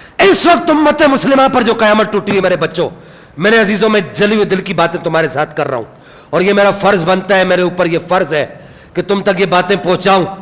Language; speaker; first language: Urdu; non-native, local second language; Punjabi